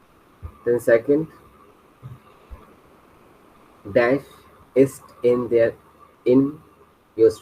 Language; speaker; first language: German; non-native, fluent; Hindi